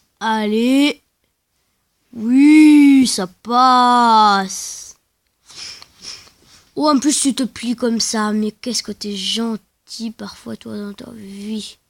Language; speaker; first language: French; native; French